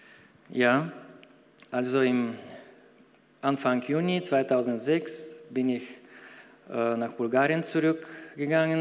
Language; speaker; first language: German; non-native, fluent; Bulgarian